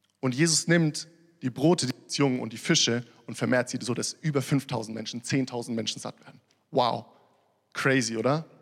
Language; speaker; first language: German; early bilingual, other home language; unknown